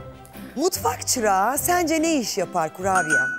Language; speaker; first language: Turkish; native; Turkish